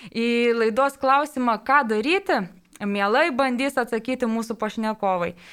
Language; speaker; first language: Lithuanian; native; Lithuanian